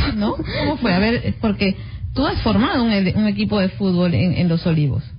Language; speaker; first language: Spanish; native; Spanish